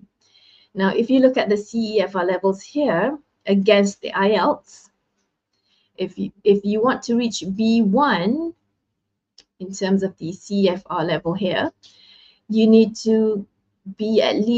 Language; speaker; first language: English; non-native, local second language; Malay